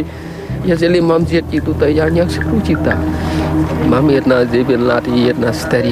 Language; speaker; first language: Polish; non-native, learner; Vietnamese